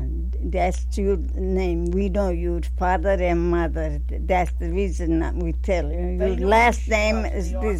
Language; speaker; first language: English; non-native, learner; Armenian